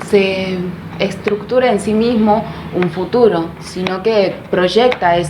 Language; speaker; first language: Spanish; native; Spanish